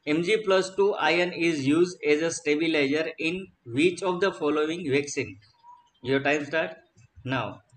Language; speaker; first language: English; non-native, local second language; Gujarati